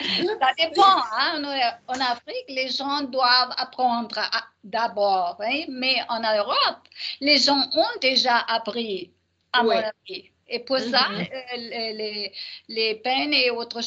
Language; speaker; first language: French; non-native, learner; German